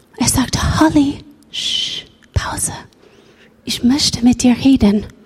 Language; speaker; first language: German; non-native, fluent; English